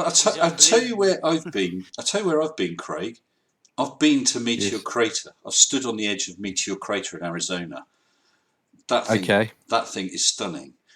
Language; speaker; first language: English; native; English